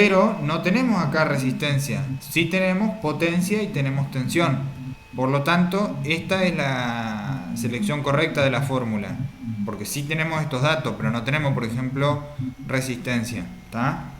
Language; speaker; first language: Spanish; native; Spanish